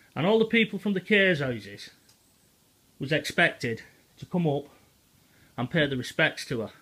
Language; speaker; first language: English; native; English